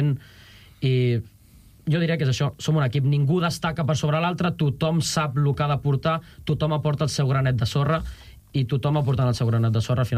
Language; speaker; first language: Catalan; native; Catalan